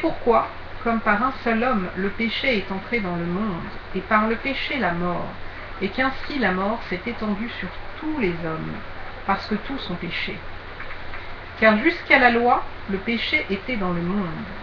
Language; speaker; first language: French; native; French